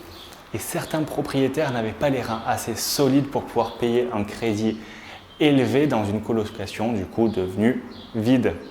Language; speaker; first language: French; native; French